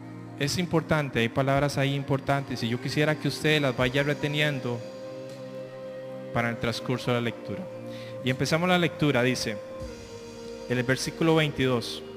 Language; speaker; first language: Spanish; native; Spanish